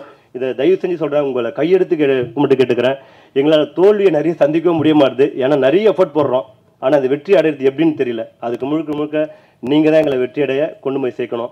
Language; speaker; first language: Tamil; native; Tamil